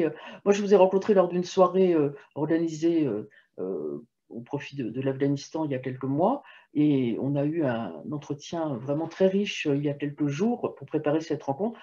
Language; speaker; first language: French; native; French